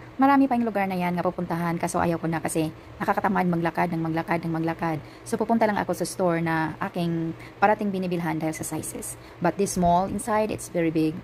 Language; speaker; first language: Filipino; non-native, local second language; Cebuano